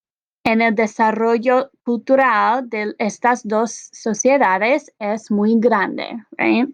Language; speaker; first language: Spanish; non-native, fluent; English